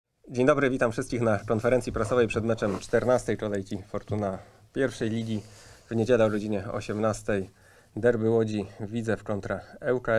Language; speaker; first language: Polish; native; Polish